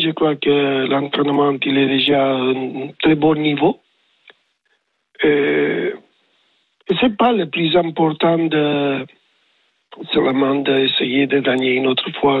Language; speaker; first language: French; non-native, learner; Spanish